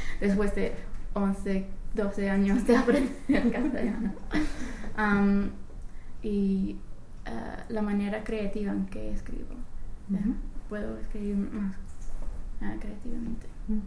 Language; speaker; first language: Spanish; non-native, fluent; English